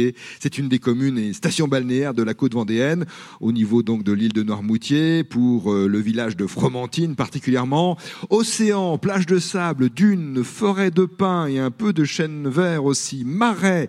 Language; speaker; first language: French; native; French